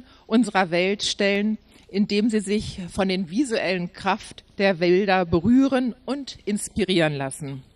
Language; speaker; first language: German; native; German